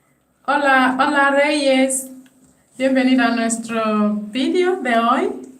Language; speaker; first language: Spanish; non-native, fluent; English